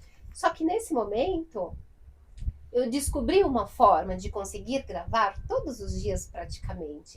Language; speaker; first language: Portuguese; native; Portuguese